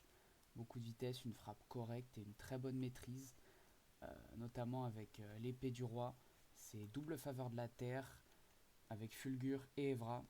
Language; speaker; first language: French; native; French